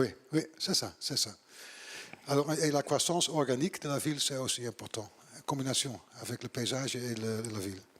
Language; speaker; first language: French; non-native, learner; Dutch